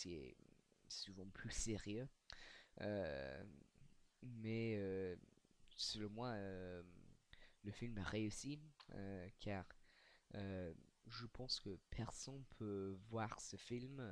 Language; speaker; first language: French; non-native, learner; English